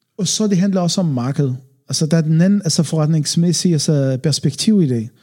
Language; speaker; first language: Danish; non-native, fluent; Arabic